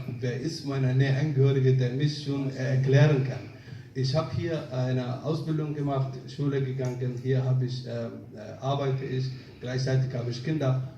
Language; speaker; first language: German; non-native, fluent; Somali